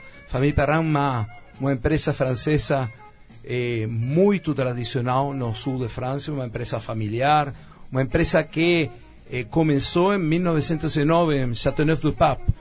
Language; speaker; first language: Portuguese; non-native, fluent; Spanish